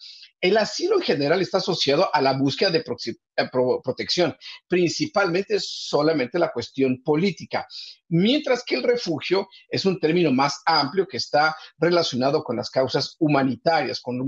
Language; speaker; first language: Spanish; native; Spanish